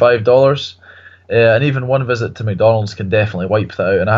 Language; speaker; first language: English; native; English